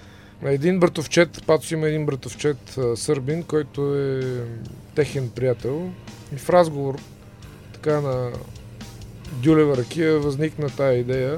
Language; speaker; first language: Bulgarian; native; Bulgarian